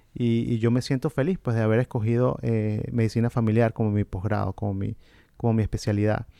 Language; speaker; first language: Spanish; native; Spanish